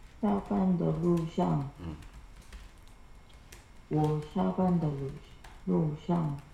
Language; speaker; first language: Chinese; non-native, learner; Korean